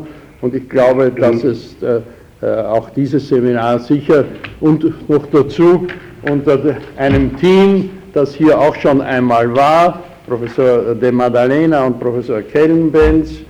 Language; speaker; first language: German; non-native, fluent; Italian